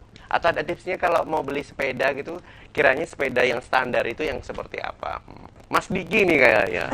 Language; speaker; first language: Indonesian; native; Indonesian